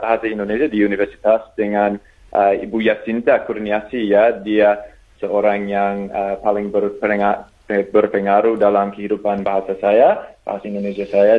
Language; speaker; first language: Indonesian; non-native, fluent; English